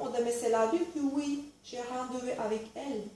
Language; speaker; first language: French; non-native, fluent; Turkish